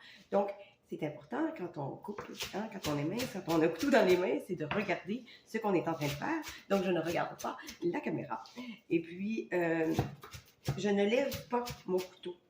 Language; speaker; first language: French; native; French